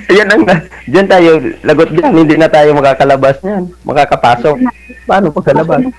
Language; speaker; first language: Filipino; native; Filipino